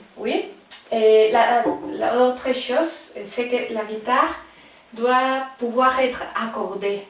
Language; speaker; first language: French; non-native, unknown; Spanish